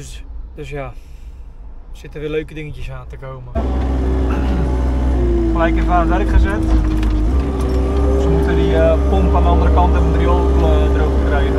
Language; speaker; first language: Dutch; native; Dutch